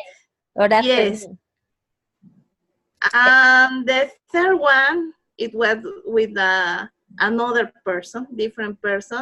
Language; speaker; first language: English; non-native, learner; Spanish